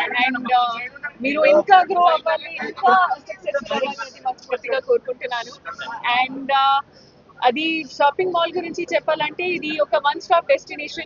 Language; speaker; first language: Telugu; non-native, fluent; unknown